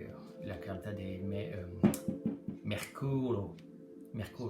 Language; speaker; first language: Spanish; non-native, learner; French